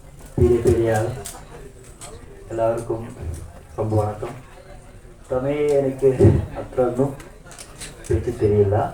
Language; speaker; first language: Tamil; non-native, learner; Malayalam